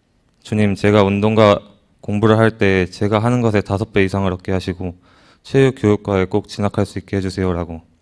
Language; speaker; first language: Korean; native; Korean